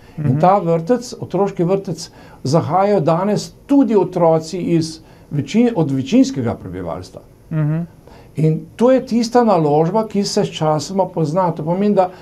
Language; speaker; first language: Slovenian; native; Slovenian